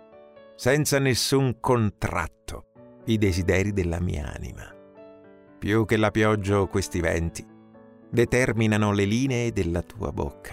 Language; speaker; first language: Italian; native; Italian